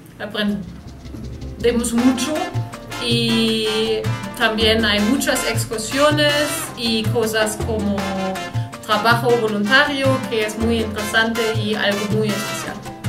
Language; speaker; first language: Spanish; non-native, learner; German